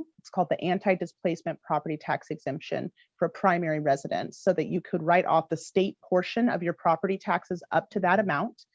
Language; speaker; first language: English; native; English